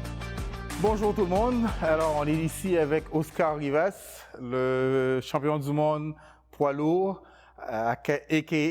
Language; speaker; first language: French; native; French